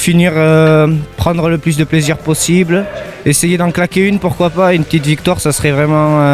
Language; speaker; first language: French; native; French